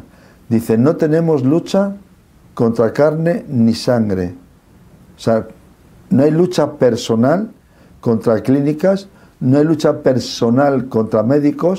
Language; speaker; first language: Spanish; native; Spanish